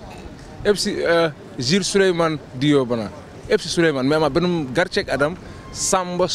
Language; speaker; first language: Turkish; non-native, learner; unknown